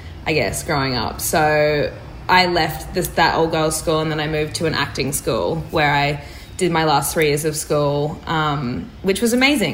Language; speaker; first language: English; native; English